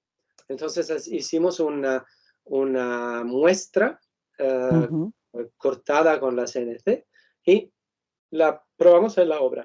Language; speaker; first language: Spanish; non-native, fluent; Italian